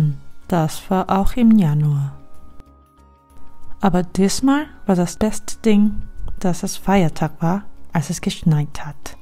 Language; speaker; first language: German; non-native, fluent; Korean